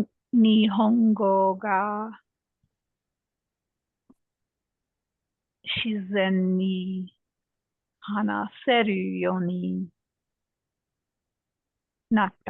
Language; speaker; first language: Japanese; non-native, learner; English